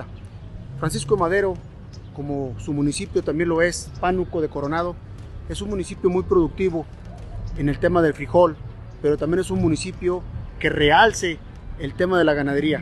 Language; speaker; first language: Spanish; native; Spanish